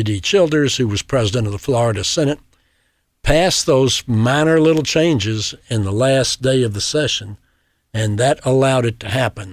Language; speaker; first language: English; native; English